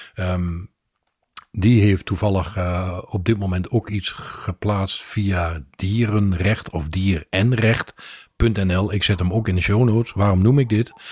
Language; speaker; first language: Dutch; native; Dutch